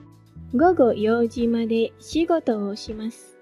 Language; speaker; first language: Japanese; non-native, fluent; Indonesian